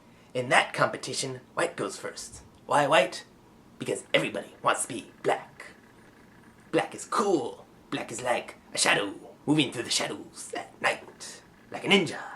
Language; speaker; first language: English; native; English